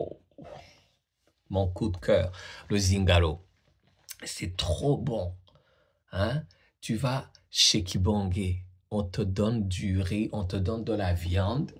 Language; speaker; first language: French; native; French